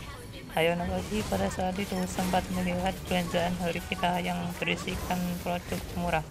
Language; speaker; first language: Indonesian; native; Indonesian